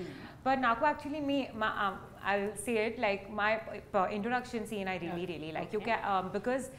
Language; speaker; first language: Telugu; non-native, learner; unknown